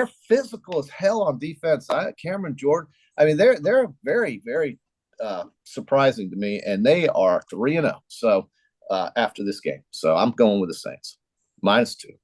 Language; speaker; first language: English; native; English